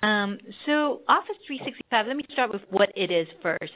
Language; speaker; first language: English; non-native, local second language; Cantonese